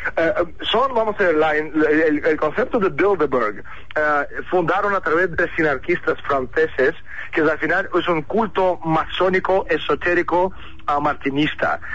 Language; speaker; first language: Spanish; non-native, fluent; Russian